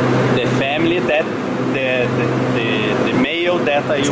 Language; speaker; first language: English; non-native, learner; Portuguese